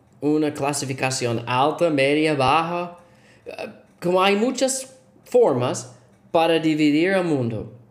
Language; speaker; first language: Spanish; non-native, learner; English